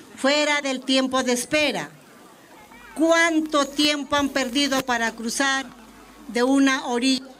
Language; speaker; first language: Spanish; native; Spanish